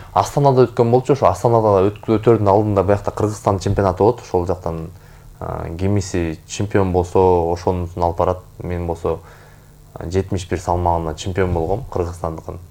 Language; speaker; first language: Kyrgyz; native; Kyrgyz